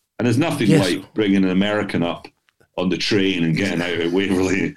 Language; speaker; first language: English; native; English